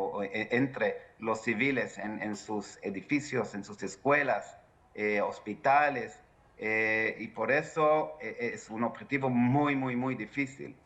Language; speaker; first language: Spanish; non-native, fluent; Hebrew